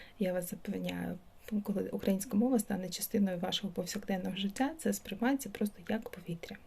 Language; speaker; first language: Ukrainian; non-native, local second language; Russian